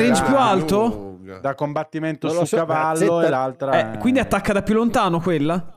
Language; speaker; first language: Italian; native; Italian